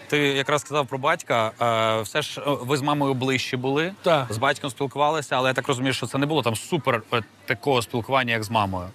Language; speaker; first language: Ukrainian; native; Ukrainian